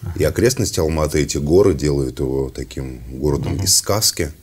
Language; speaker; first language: Russian; native; Russian